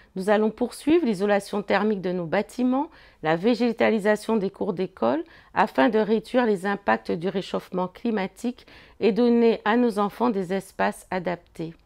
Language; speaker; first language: French; native; French